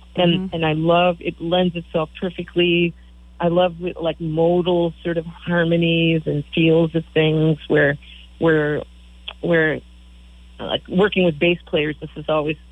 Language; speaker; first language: English; native; English